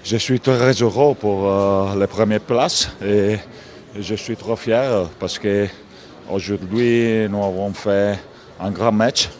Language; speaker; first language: French; non-native, fluent; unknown